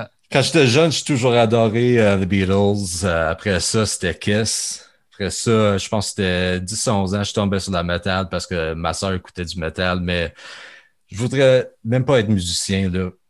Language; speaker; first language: French; native; French